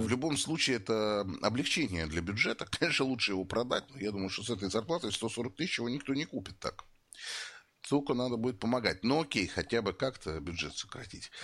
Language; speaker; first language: Russian; native; Russian